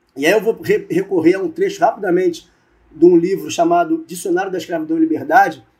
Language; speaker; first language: Portuguese; native; Portuguese